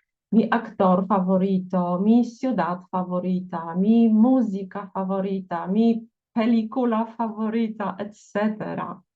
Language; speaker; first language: Spanish; non-native, fluent; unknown